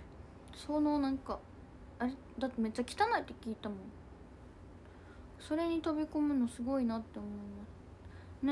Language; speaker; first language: Japanese; native; Japanese